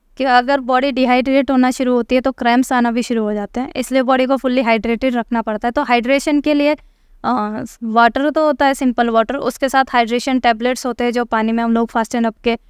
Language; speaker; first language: Hindi; native; Hindi